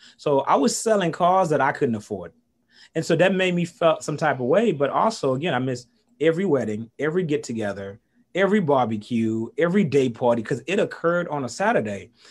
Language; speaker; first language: English; early bilingual, other home language; Haitian Creole